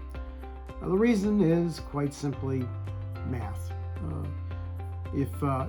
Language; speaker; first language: English; native; English